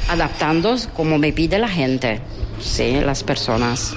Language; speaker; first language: Spanish; non-native, learner; Romanian